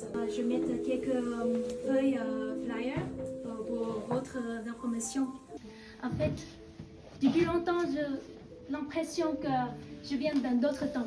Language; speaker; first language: French; non-native, fluent; Vietnamese